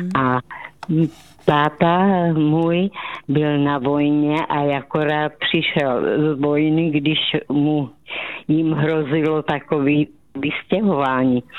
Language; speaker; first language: Czech; native; Czech